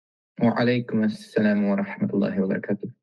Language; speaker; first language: Arabic; non-native, learner; Polish